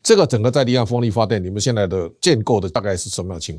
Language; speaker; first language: Chinese; native; Chinese